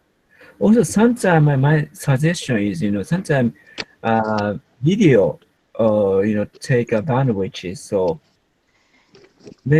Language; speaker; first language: English; non-native, learner; Japanese